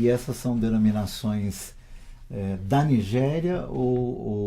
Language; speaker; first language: Portuguese; native; Portuguese